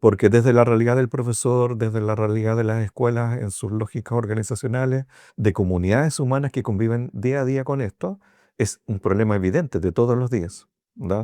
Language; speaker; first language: Spanish; native; Spanish